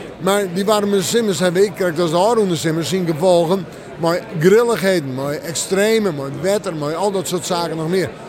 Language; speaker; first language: Dutch; non-native, local second language; Western Frisian